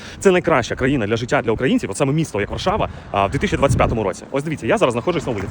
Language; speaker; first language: Ukrainian; native; Ukrainian